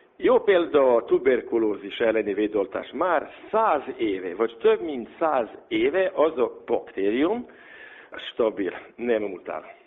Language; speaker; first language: Hungarian; non-native, local second language; Serbian